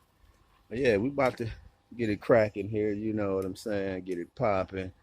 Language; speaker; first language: English; native; English